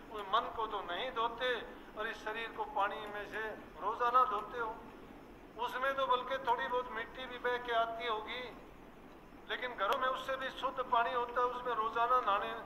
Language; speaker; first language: Hindi; native; Hindi